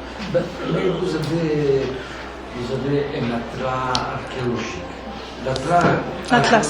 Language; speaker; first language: French; non-native, fluent; Italian